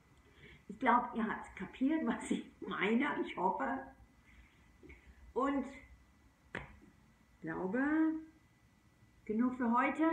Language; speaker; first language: German; non-native, fluent; English